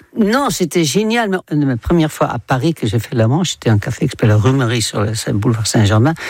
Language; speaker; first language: French; non-native, fluent; Dutch